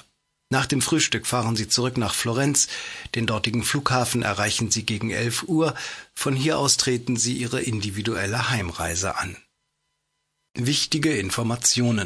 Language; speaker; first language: German; native; German